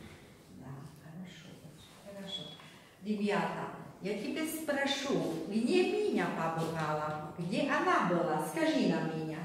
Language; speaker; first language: Russian; non-native, fluent; Slovak